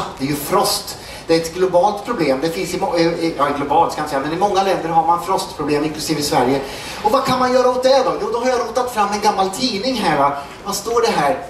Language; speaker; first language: Swedish; native; Swedish